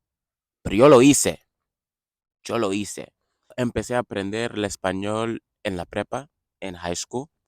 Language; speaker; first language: Spanish; non-native, fluent; English